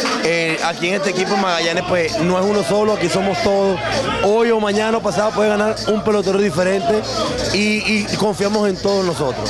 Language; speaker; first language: Spanish; native; Spanish